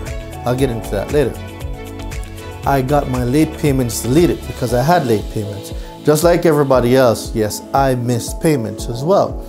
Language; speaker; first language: English; native; English